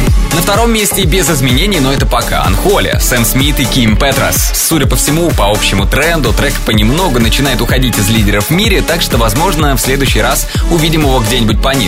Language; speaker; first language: Russian; native; Russian